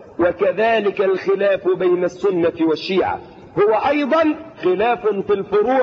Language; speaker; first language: Arabic; native; Arabic